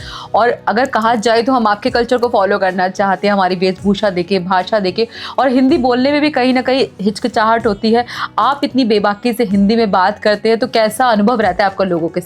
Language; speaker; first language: Hindi; native; Hindi